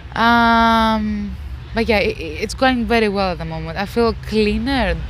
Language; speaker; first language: English; non-native, fluent; Greek